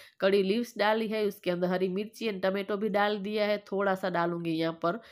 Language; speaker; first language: Hindi; non-native, local second language; Gujarati